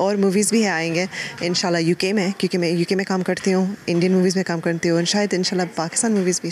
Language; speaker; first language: Hindi; early bilingual, heritage; Hindi